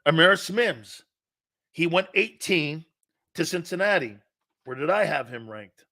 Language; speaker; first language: English; native; English